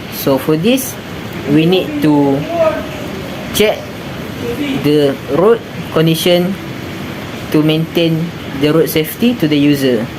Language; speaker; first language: English; non-native, local second language; Malay